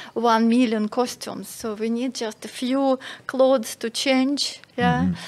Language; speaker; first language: English; non-native, fluent; Russian